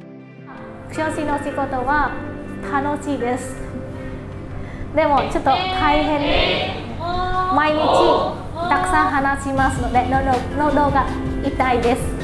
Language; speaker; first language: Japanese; non-native, learner; Khmer